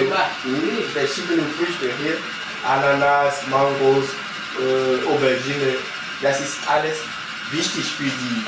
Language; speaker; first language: German; non-native, fluent; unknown